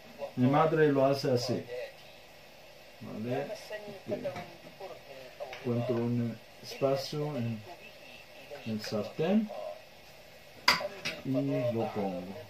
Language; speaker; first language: Spanish; non-native, fluent; Arabic